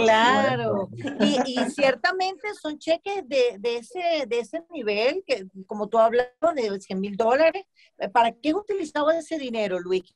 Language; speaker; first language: Spanish; native; Spanish